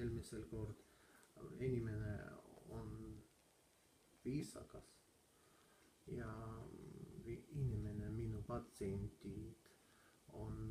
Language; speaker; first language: Estonian; non-native, learner; Russian